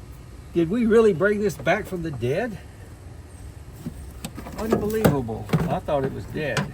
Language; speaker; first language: English; native; English